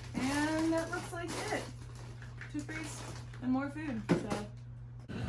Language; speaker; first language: English; native; English